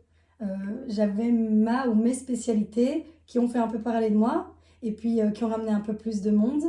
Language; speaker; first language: French; native; French